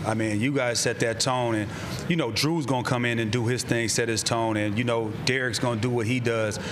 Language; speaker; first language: English; native; English